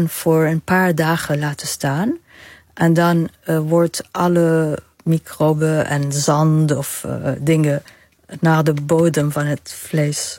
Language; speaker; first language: Dutch; non-native, fluent; Arabic